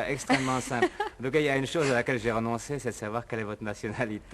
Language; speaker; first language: French; native; French